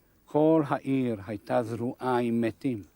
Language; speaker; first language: Hebrew; non-native, fluent; Hungarian